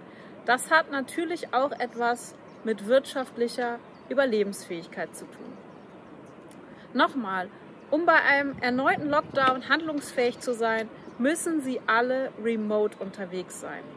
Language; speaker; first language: German; native; German